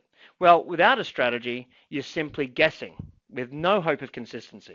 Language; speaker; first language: English; native; English